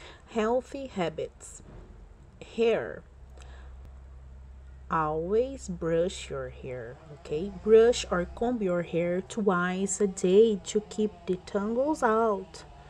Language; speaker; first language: English; non-native, fluent; Portuguese